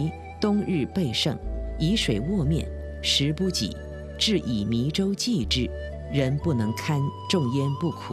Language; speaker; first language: Chinese; native; Chinese